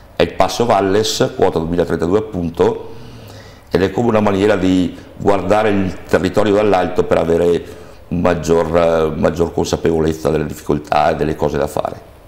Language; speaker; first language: Italian; native; Italian